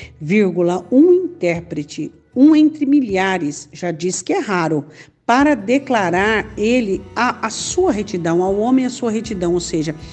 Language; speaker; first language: Portuguese; native; Portuguese